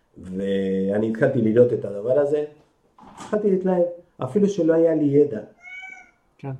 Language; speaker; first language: Hebrew; non-native, fluent; Spanish